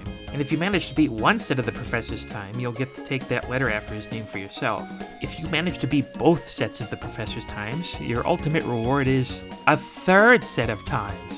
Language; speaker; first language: English; native; English